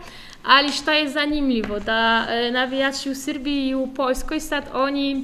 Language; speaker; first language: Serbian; non-native, fluent; Polish